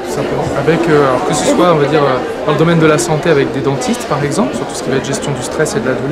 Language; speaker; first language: French; native; French